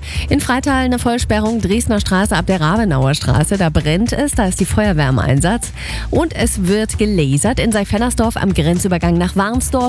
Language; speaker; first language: German; native; German